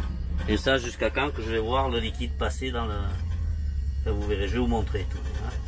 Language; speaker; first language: French; native; French